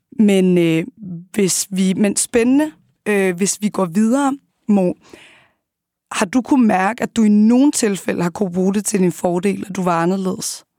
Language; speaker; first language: Danish; early bilingual, other home language; Arabic